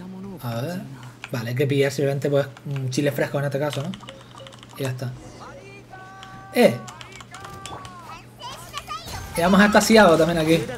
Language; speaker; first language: Spanish; native; Spanish